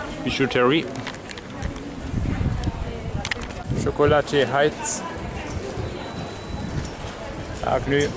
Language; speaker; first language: French; non-native, learner; German